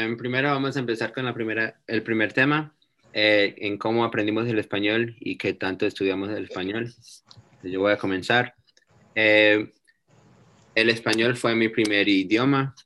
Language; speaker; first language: Spanish; early bilingual, heritage; Spanish